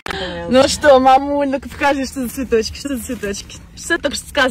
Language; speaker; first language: Russian; native; Russian